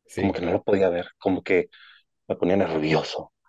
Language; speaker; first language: Spanish; native; Spanish